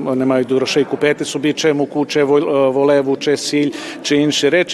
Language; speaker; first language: Ukrainian; early bilingual, heritage; Ukrainian